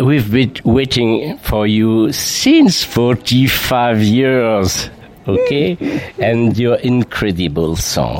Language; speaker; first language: English; non-native, learner; French